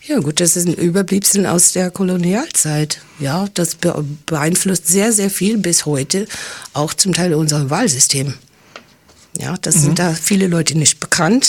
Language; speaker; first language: German; early bilingual, heritage; English